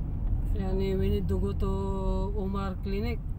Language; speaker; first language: English; non-native, learner; Filipino